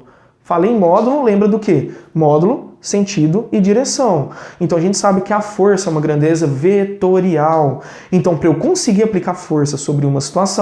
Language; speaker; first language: Portuguese; native; Portuguese